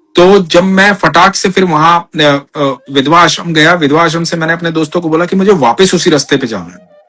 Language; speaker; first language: Hindi; native; Hindi